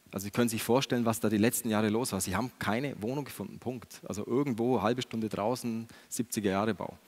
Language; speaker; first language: German; native; German